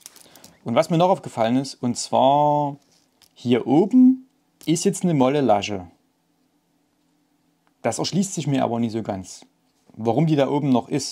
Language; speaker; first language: German; native; German